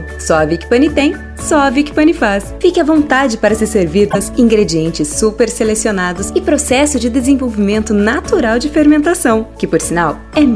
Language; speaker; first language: Portuguese; native; Portuguese